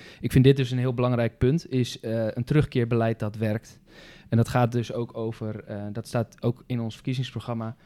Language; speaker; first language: Dutch; native; Dutch